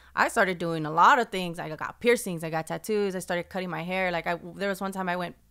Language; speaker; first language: English; native; English